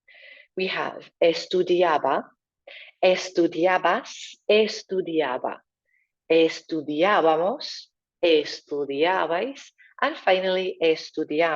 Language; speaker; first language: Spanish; non-native, fluent; English